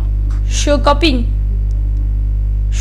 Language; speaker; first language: French; native; French